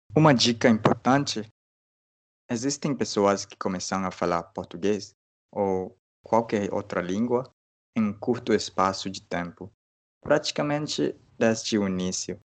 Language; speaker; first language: Portuguese; non-native, fluent; Malay